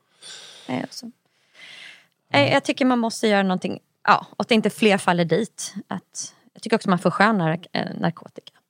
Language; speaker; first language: Swedish; native; Swedish